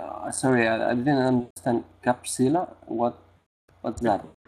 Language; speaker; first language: English; non-native, learner; Spanish